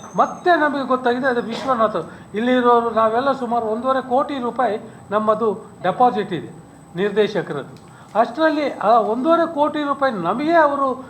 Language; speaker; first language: Kannada; native; Kannada